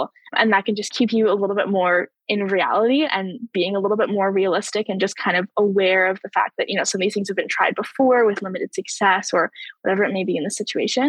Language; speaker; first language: English; native; English